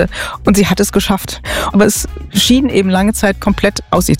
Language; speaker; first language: German; native; German